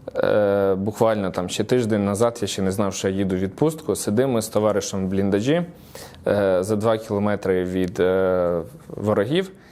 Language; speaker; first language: Ukrainian; native; Ukrainian